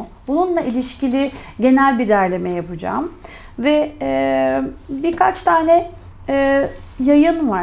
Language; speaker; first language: Turkish; native; Turkish